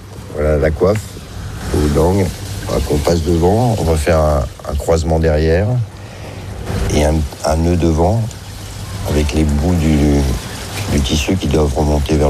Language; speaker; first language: French; native; French